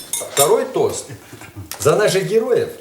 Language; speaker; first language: Russian; native; Russian